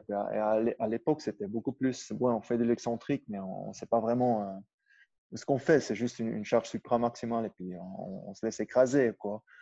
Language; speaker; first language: French; non-native, local second language; Swiss German